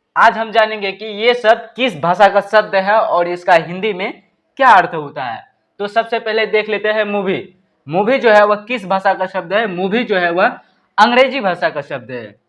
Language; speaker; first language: Hindi; native; Hindi